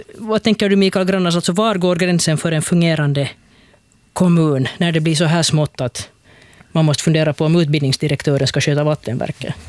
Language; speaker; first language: Swedish; native; Swedish